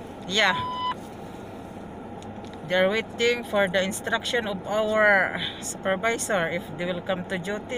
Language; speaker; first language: English; non-native, local second language; Filipino